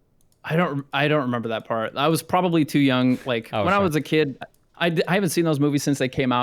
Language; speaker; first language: English; native; English